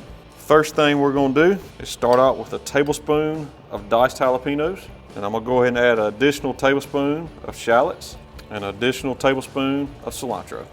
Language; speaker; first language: English; native; English